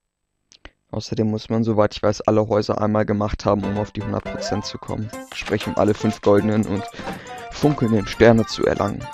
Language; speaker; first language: German; native; German